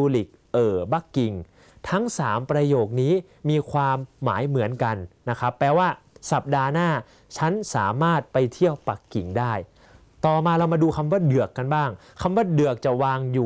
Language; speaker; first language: Thai; native; Thai